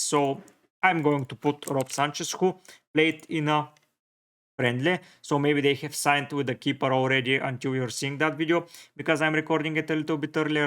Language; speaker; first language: English; non-native, fluent; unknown